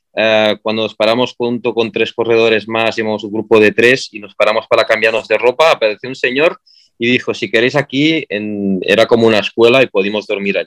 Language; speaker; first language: Spanish; native; Spanish